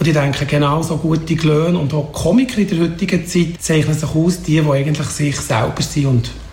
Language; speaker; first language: German; native; German